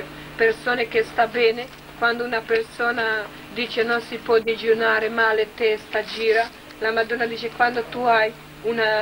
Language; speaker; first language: Italian; non-native, learner; Croatian